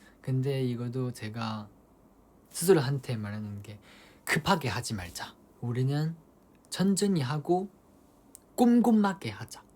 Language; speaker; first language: Korean; non-native, fluent; Chinese